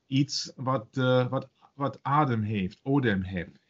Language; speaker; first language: Dutch; non-native, learner; German